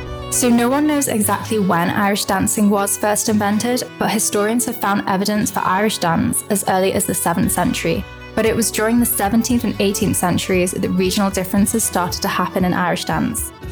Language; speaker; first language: English; native; English